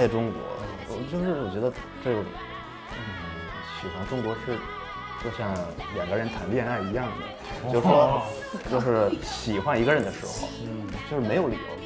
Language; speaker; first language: Chinese; non-native, learner; Japanese